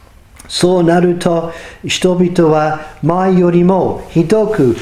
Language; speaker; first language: Japanese; non-native, fluent; English